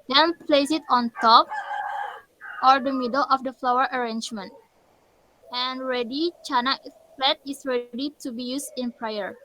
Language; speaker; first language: English; non-native, learner; Indonesian